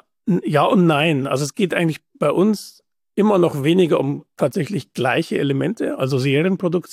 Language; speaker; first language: German; native; German